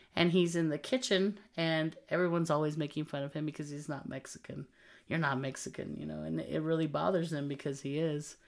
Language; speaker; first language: English; native; English